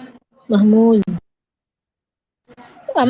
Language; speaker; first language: Arabic; non-native, learner; Indonesian